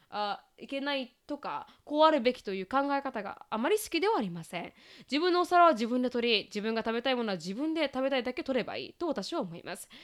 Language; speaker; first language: Japanese; native; Japanese